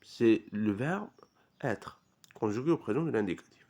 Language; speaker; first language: French; non-native, local second language; Arabic